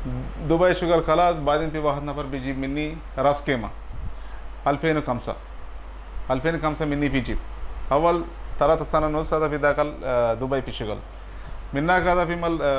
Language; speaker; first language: Arabic; non-native, learner; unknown